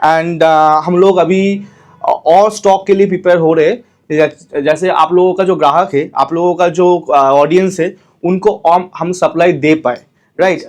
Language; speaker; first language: Hindi; non-native, local second language; Bangla